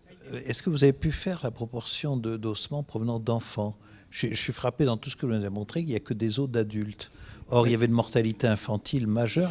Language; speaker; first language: French; native; French